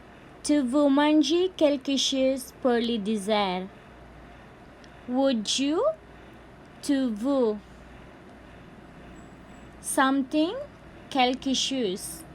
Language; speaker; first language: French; non-native, learner; Cebuano